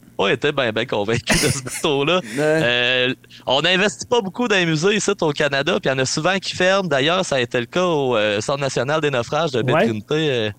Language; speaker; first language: French; native; French